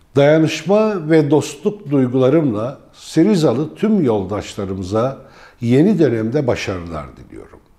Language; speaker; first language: Turkish; native; Turkish